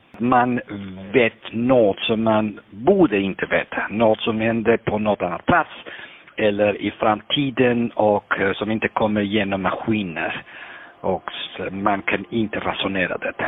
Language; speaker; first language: Swedish; non-native, fluent; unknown